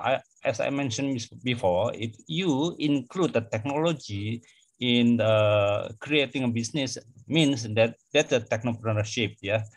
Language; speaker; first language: English; non-native, fluent; Indonesian